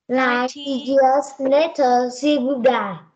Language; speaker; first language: English; non-native, learner; Vietnamese